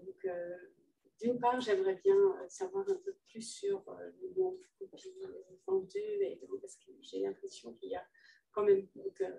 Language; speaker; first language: French; non-native, fluent; Dutch